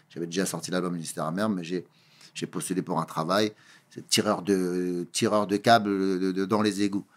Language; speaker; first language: French; early bilingual, other home language; Kabuverdianu